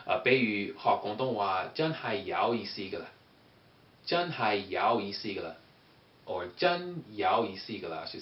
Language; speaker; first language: Cantonese; non-native, learner; English